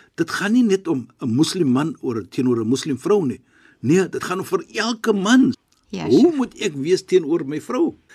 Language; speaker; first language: Afrikaans; non-native, fluent; Arabic